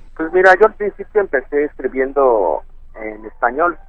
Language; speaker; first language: Spanish; non-native, local second language; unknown